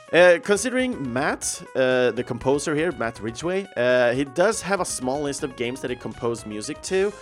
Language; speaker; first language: English; non-native, fluent; Swedish